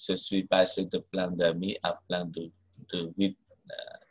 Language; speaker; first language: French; non-native, fluent; Indonesian